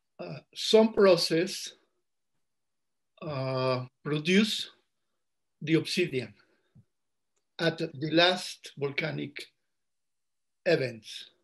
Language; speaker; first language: English; non-native, learner; Spanish